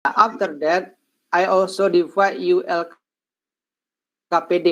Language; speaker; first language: English; non-native, learner; Indonesian